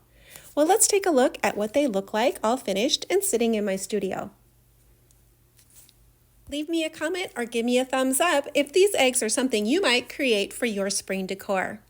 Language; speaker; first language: English; native; English